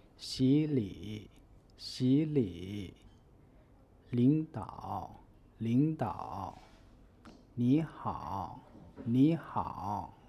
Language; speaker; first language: Chinese; native; Chinese